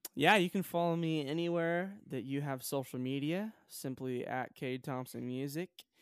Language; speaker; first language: English; native; English